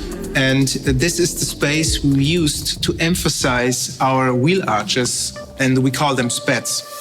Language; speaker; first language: English; non-native, fluent; German